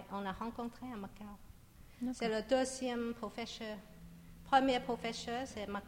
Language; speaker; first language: French; non-native, learner; Chinese